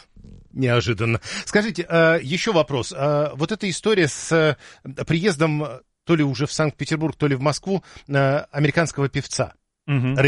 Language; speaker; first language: Russian; native; Russian